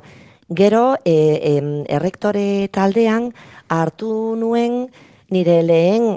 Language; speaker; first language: Basque; non-native, local second language; Spanish